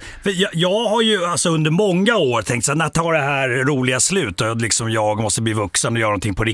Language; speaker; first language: Swedish; native; Swedish